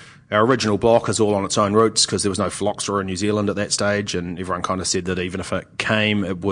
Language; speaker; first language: English; native; English